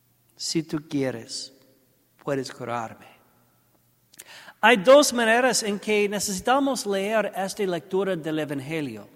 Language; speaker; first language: Spanish; non-native, learner; English